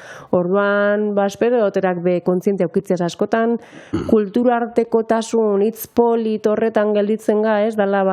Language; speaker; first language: Basque; native; Basque